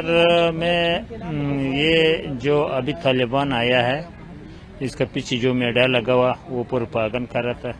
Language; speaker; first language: Hindi; non-native, learner; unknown